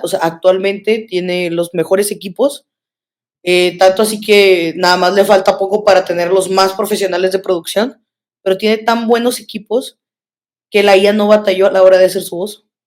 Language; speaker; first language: Spanish; native; Spanish